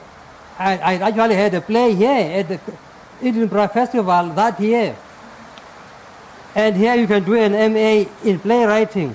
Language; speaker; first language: English; non-native, local second language; Xhosa